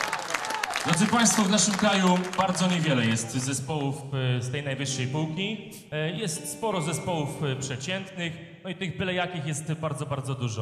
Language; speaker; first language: Polish; native; Polish